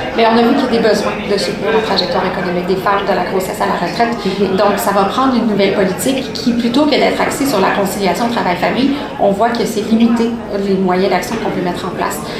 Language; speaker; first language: French; native; French